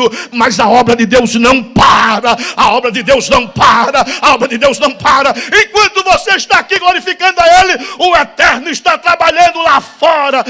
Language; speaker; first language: Portuguese; native; Portuguese